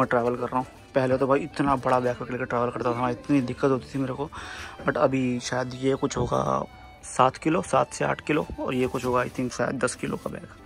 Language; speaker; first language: Hindi; native; Hindi